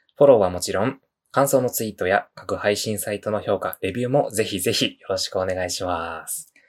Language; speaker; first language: Japanese; native; Japanese